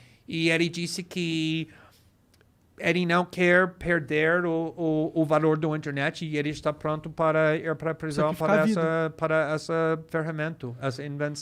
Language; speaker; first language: Portuguese; non-native, fluent; English